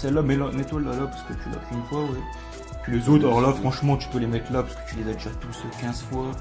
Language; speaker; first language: French; native; French